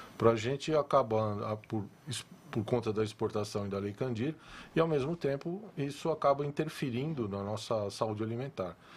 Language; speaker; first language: Portuguese; native; Portuguese